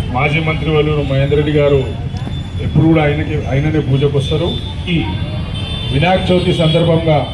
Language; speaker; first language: Telugu; native; Telugu